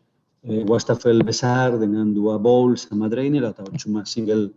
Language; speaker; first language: Indonesian; non-native, fluent; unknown